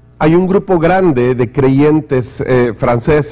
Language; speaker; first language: Spanish; native; Spanish